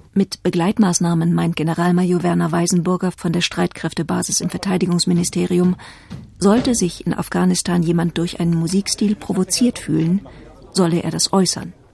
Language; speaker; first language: German; native; German